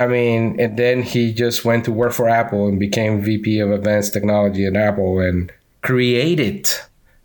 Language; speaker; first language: English; non-native, fluent; Spanish